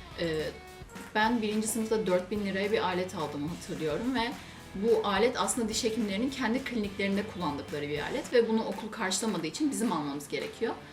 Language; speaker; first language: Turkish; native; Turkish